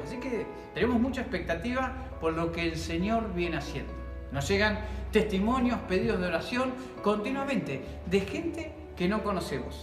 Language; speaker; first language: Spanish; native; Spanish